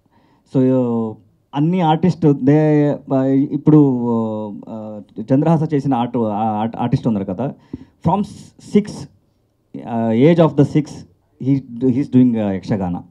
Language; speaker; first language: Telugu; non-native, learner; Kannada